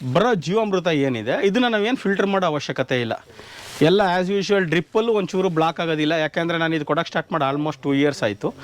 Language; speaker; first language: Kannada; native; Kannada